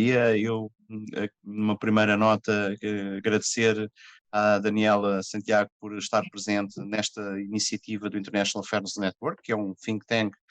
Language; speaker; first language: Portuguese; native; Portuguese